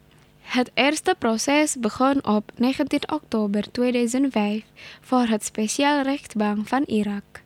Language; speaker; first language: Dutch; non-native, learner; Indonesian